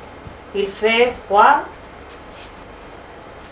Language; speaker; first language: French; non-native, learner; Spanish